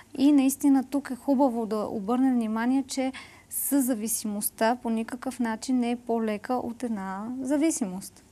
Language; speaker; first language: Bulgarian; native; Bulgarian